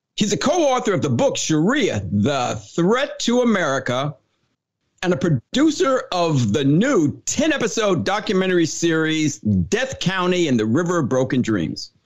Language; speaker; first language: English; native; English